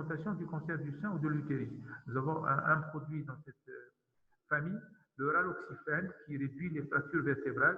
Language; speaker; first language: French; non-native, local second language; Arabic